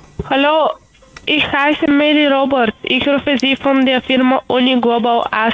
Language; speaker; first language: German; non-native, learner; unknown